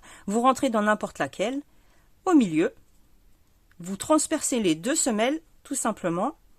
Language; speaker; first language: French; native; French